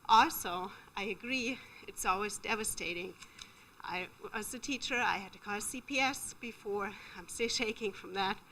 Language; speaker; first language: English; non-native, fluent; German